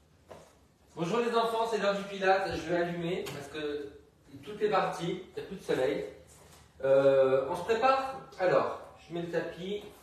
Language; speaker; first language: French; native; French